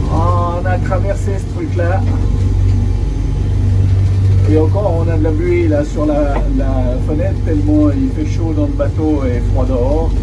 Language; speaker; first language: French; native; French